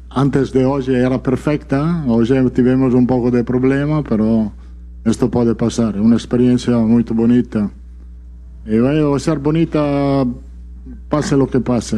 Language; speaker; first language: Portuguese; non-native, fluent; Italian